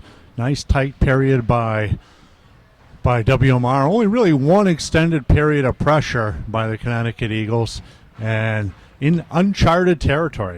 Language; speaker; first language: English; native; English